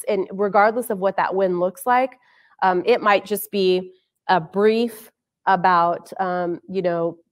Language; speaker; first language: English; native; English